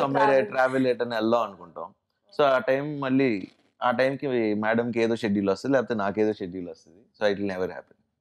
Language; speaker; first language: Telugu; native; Telugu